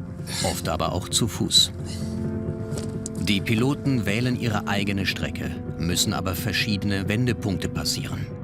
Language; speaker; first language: German; native; German